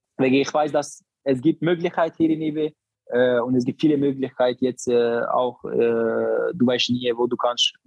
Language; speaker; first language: German; non-native, learner; Albanian